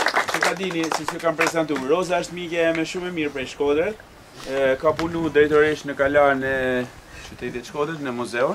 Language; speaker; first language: Albanian; early bilingual, heritage; Albanian